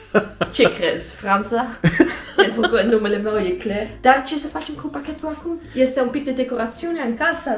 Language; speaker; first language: Romanian; non-native, learner; Dutch